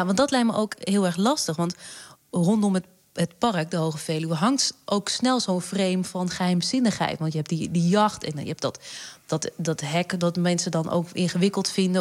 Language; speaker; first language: Dutch; native; Dutch